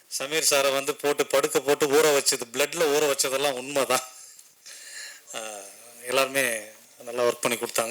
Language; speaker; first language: Tamil; native; Tamil